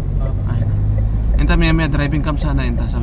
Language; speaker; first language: Arabic; non-native, learner; Filipino